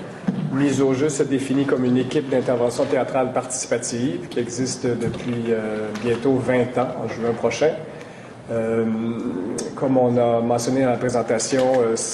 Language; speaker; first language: French; native; French